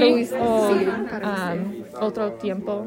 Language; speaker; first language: Spanish; non-native, learner; English